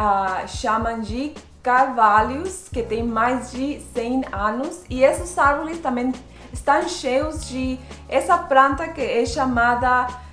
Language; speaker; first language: Portuguese; non-native, fluent; Spanish